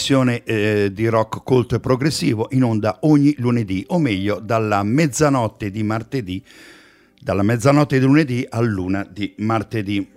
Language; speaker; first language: Italian; native; Italian